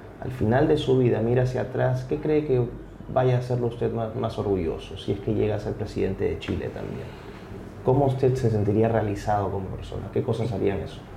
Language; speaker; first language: Spanish; native; Spanish